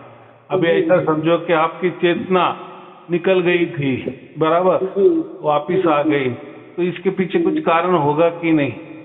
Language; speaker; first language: Hindi; native; Hindi